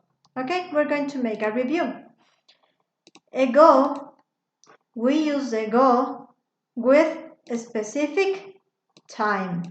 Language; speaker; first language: English; non-native, fluent; Spanish